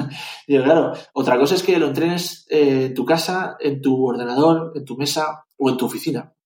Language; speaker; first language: Spanish; native; Spanish